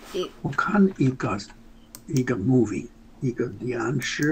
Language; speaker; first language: Chinese; non-native, learner; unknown